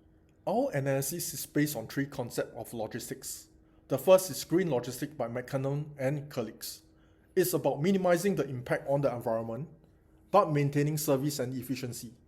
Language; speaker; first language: English; non-native, learner; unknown